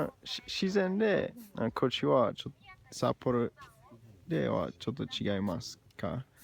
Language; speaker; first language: Japanese; non-native, learner; English